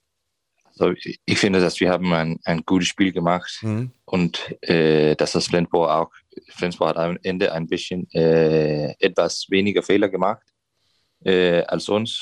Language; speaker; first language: German; non-native, fluent; Danish